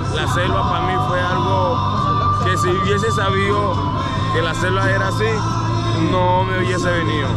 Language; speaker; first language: Spanish; native; Spanish